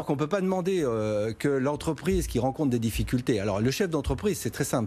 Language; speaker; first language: French; native; French